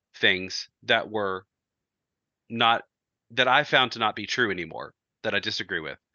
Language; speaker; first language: English; native; English